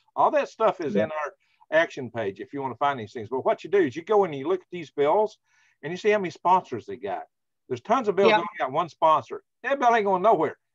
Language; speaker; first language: English; native; English